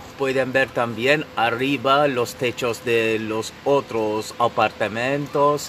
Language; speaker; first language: Spanish; non-native, fluent; Turkish